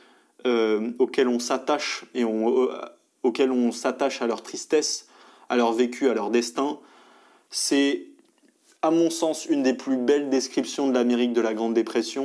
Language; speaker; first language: French; native; French